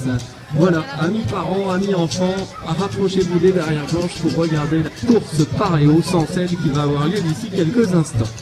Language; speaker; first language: French; native; French